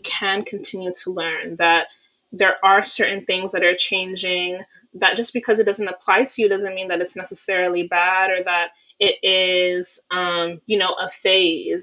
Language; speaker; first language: English; native; English